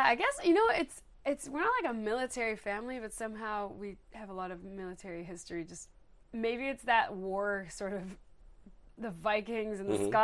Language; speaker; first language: English; native; English